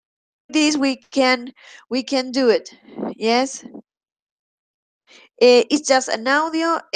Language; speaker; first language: English; non-native, fluent; Spanish